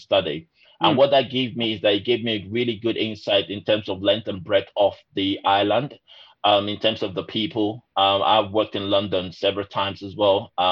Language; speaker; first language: English; non-native, local second language; Igbo